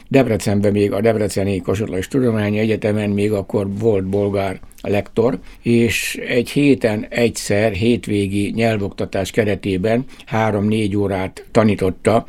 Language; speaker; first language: Hungarian; native; Hungarian